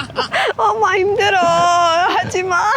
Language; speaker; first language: Korean; non-native, learner; Persian